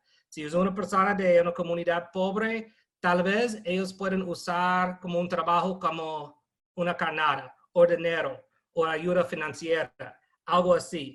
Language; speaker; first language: Spanish; non-native, fluent; English